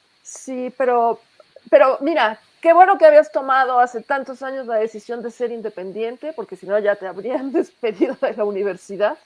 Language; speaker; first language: Spanish; native; Spanish